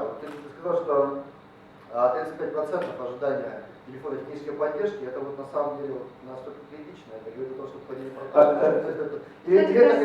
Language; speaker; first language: Russian; native; Russian